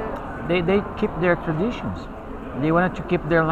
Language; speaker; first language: English; non-native, fluent; Portuguese